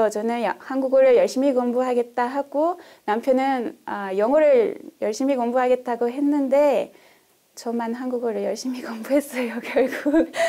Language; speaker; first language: Korean; non-native, fluent; French